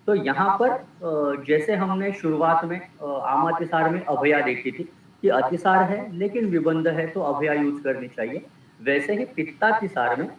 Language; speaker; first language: Hindi; non-native, local second language; Marathi